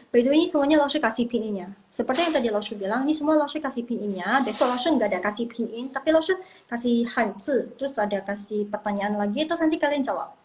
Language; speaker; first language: Indonesian; non-native, local second language; Min Nan Chinese